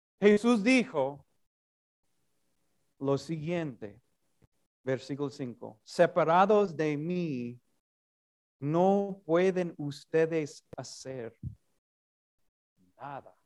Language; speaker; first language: Spanish; non-native, fluent; English